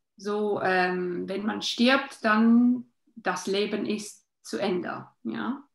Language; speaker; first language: German; non-native, learner; English